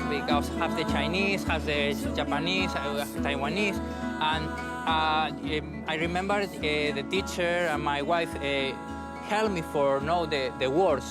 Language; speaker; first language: English; non-native, learner; Spanish